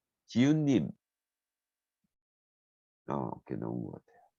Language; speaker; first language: Korean; native; Korean